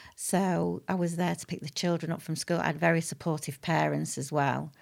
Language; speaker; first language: English; native; English